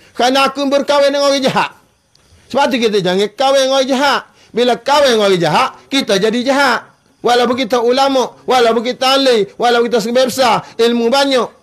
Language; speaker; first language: Malay; native; Malay